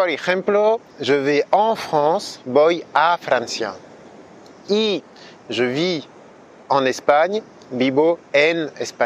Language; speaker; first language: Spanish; non-native, fluent; French